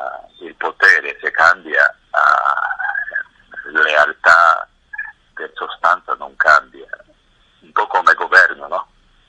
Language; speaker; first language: Italian; non-native, fluent; Japanese